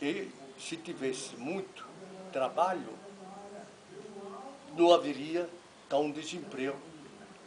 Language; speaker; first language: Portuguese; non-native, fluent; Italian